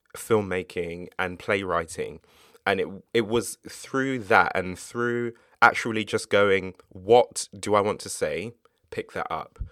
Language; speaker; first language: English; native; English